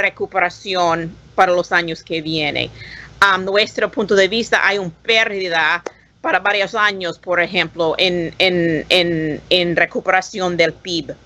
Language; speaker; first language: Spanish; non-native, learner; English